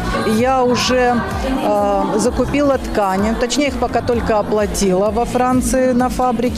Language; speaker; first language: Russian; native; Russian